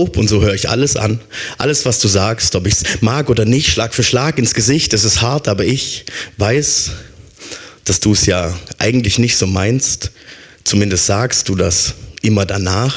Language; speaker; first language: German; native; German